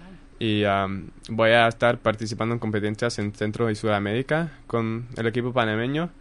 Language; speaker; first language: Spanish; early bilingual, heritage; Spanish